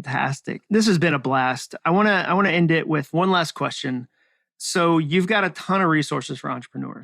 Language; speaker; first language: English; native; English